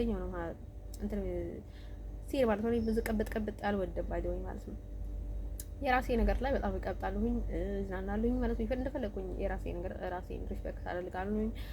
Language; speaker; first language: Amharic; native; Amharic